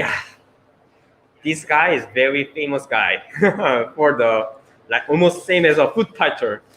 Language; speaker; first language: English; non-native, learner; Korean